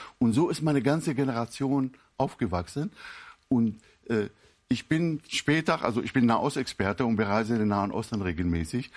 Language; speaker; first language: German; non-native, fluent; Arabic